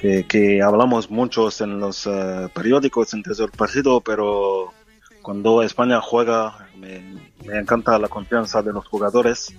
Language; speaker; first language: Spanish; non-native, fluent; French